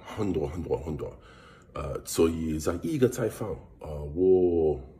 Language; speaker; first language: Chinese; non-native, learner; English